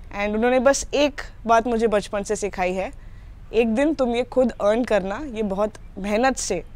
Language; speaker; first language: Hindi; native; Hindi